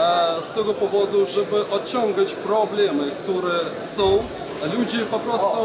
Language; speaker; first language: Polish; non-native, fluent; Belarusian